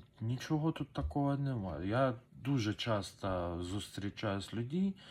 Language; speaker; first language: Ukrainian; non-native, learner; Persian